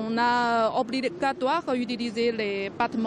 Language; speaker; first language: French; non-native, learner; Chinese